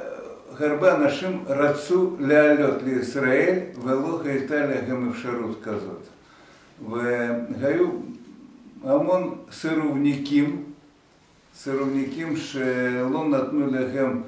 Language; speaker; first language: Hebrew; non-native, fluent; Russian